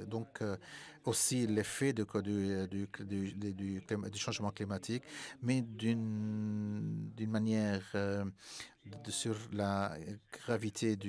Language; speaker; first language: French; non-native, fluent; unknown